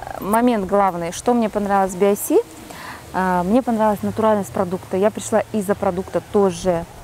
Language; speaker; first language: Russian; non-native, local second language; Kazakh